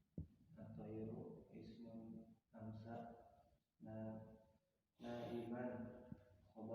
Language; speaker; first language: Arabic; non-native, learner; Indonesian